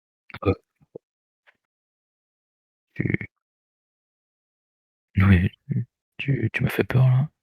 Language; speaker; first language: French; native; French